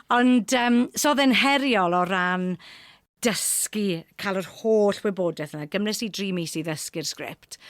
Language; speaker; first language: Welsh; non-native, local second language; English